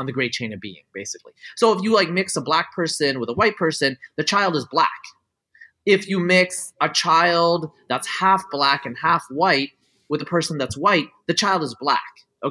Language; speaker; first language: English; early bilingual, other home language; Bangla